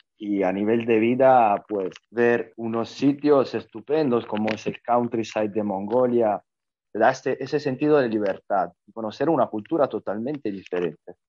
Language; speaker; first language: Spanish; non-native, fluent; Italian